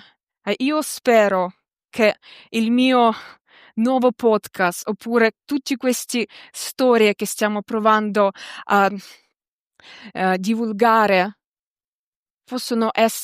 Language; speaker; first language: Italian; non-native, fluent; Ukrainian